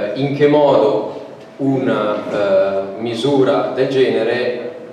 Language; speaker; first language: Italian; native; Italian